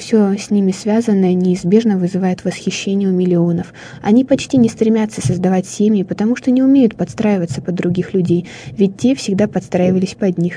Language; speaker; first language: Russian; native; Russian